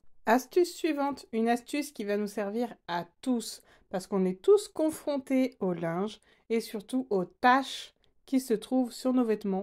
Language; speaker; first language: French; native; French